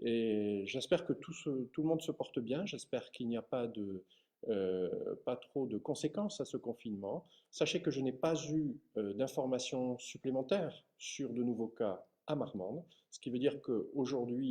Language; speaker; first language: French; native; French